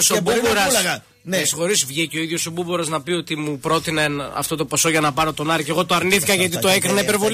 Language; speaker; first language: Greek; native; Greek